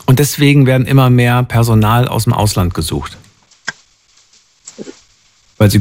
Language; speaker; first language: German; native; German